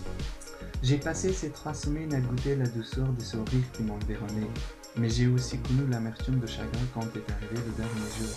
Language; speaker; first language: French; non-native, fluent; Persian